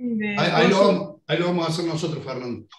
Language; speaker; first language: Spanish; native; Spanish